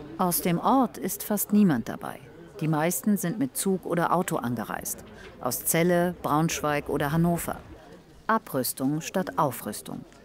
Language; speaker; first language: German; native; German